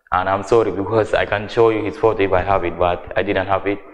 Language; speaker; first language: English; non-native, learner; Arabic